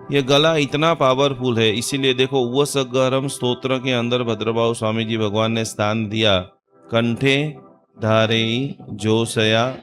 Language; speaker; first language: Hindi; non-native, local second language; Gujarati